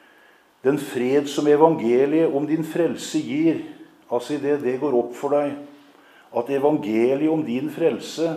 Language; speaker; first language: Norwegian; native; Norwegian